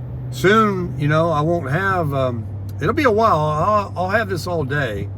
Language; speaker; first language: English; native; English